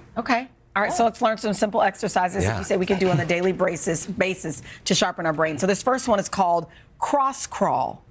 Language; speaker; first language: English; native; English